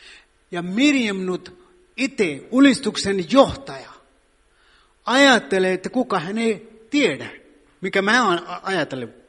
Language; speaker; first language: Finnish; non-native, fluent; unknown